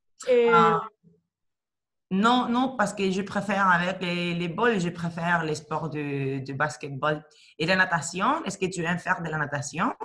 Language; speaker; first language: French; non-native, learner; Spanish